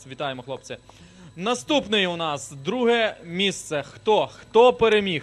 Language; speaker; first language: Ukrainian; native; Ukrainian